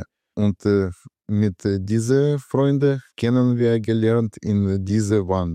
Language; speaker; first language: German; non-native, learner; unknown